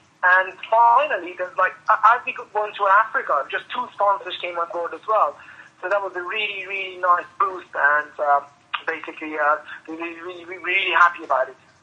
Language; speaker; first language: English; non-native, fluent; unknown